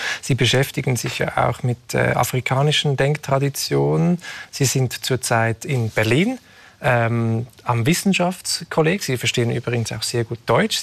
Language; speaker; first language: German; native; German